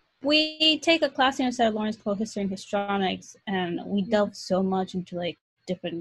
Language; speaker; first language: English; non-native, fluent; Spanish